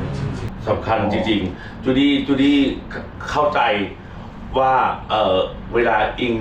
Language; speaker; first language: Thai; native; Thai